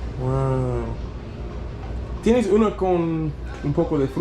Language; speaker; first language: Spanish; non-native, learner; English